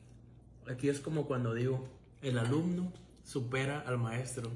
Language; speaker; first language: Spanish; native; Spanish